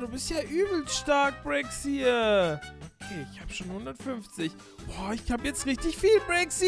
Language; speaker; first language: German; native; German